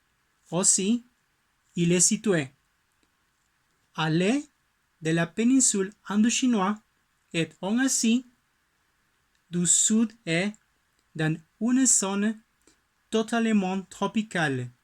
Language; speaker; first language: French; non-native, learner; Spanish